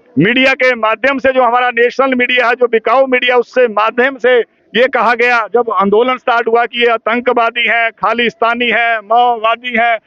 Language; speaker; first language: Hindi; native; Hindi